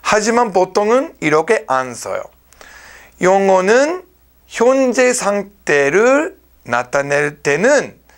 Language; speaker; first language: Korean; non-native, learner; English